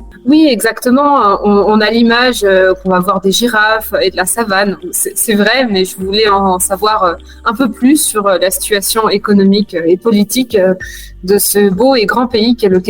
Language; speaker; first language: French; native; French